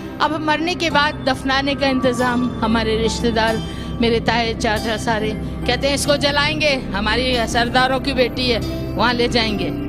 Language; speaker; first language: Hindi; native; Hindi